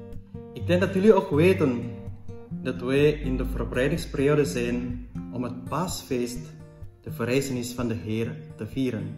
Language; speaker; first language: Dutch; non-native, fluent; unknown